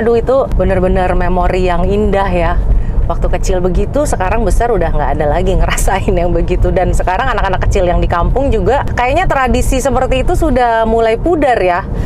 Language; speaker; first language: Indonesian; native; Indonesian